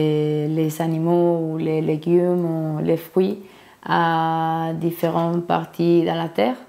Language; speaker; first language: French; non-native, learner; Spanish